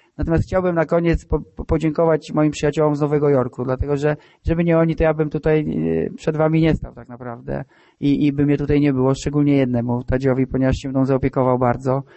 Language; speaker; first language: Polish; native; Polish